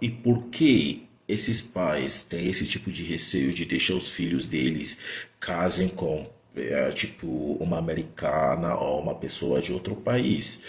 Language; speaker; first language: Portuguese; non-native, fluent; Igbo